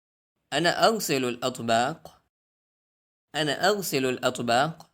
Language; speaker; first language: Arabic; non-native, fluent; Urdu